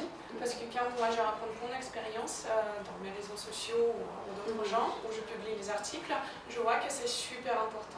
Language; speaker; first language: French; non-native, fluent; Russian